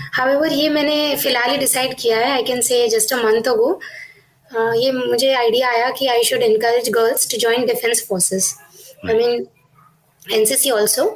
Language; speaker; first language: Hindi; non-native, local second language; Marathi